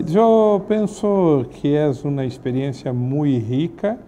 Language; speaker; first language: Spanish; non-native, learner; Portuguese